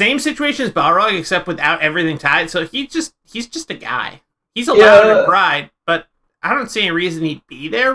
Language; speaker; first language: English; native; English